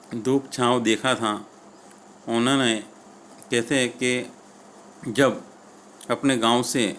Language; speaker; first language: Hindi; non-native, local second language; Gujarati